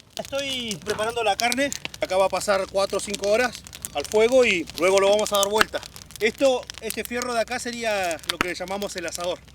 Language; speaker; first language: Spanish; native; Spanish